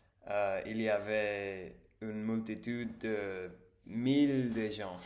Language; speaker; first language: French; non-native, learner; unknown